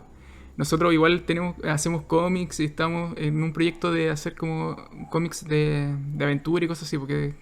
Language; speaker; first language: Spanish; native; Spanish